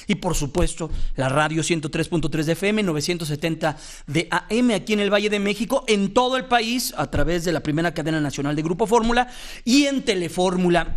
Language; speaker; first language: Spanish; native; Spanish